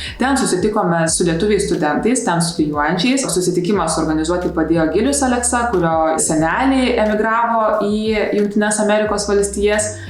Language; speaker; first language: Lithuanian; native; Lithuanian